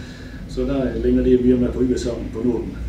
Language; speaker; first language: Norwegian; native; Norwegian